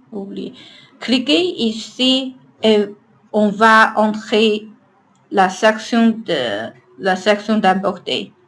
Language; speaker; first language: French; non-native, learner; Chinese